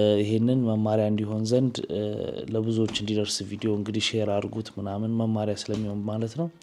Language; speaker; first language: Amharic; native; Amharic